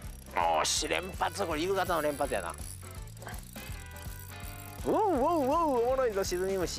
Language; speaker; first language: Japanese; native; Japanese